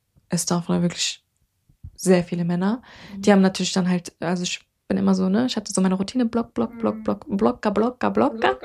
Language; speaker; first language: German; early bilingual, other home language; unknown